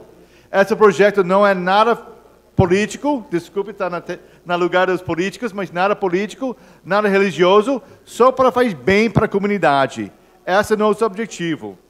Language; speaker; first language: Portuguese; non-native, fluent; English